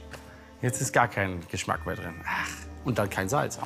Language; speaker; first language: German; native; German